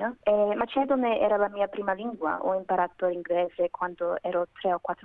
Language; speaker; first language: Italian; non-native, learner; Macedonian